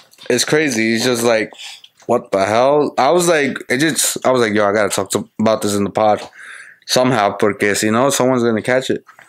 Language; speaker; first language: English; early bilingual, other home language; Spanish